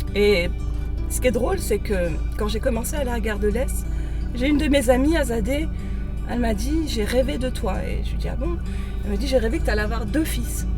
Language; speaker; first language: French; early bilingual, other home language; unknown